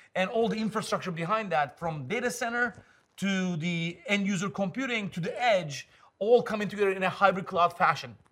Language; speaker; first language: English; non-native, fluent; Turkish